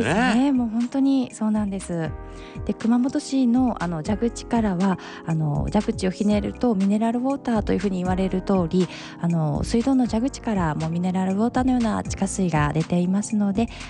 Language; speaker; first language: Japanese; native; Japanese